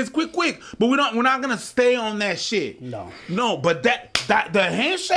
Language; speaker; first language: English; native; English